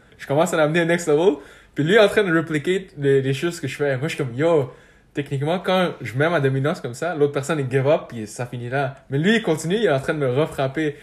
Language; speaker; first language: French; early bilingual, other home language; Persian